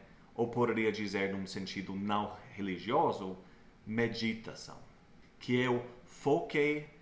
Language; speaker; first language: Portuguese; non-native, fluent; English